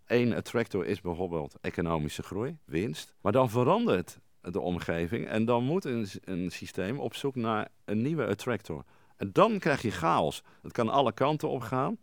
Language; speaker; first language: Dutch; native; Dutch